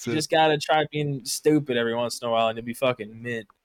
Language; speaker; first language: English; native; English